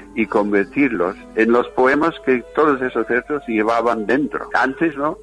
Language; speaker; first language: Spanish; native; Spanish